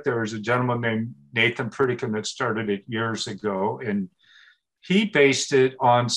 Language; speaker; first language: English; native; English